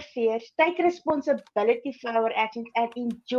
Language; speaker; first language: English; non-native, local second language; Afrikaans